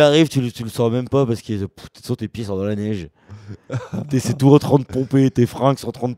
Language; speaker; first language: French; native; French